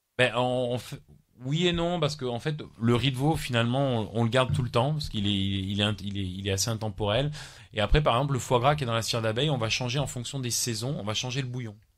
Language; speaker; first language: French; native; French